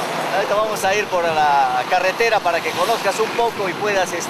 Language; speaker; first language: Spanish; native; Spanish